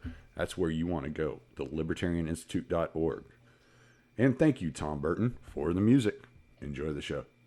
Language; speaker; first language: English; native; English